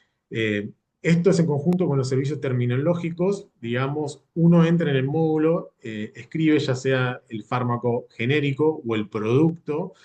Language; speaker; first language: Spanish; native; Spanish